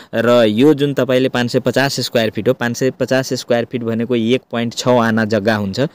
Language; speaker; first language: Nepali; native; Nepali